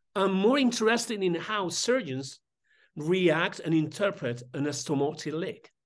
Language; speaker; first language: English; non-native, fluent; Spanish